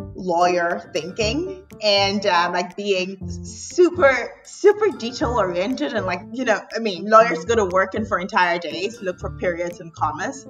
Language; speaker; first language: English; non-native, local second language; Akan